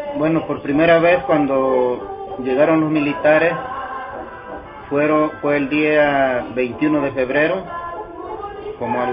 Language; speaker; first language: Spanish; native; Spanish